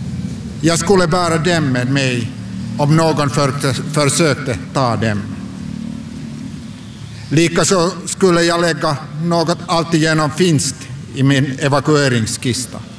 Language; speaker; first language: Swedish; non-native, local second language; Finnish